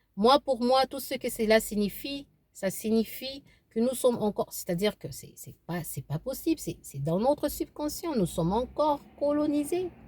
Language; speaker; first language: French; non-native, local second language; Lingala